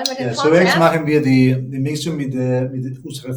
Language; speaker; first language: German; non-native, learner; Spanish